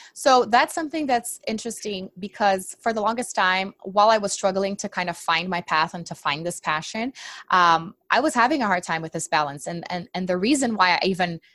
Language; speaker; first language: English; non-native, fluent; Portuguese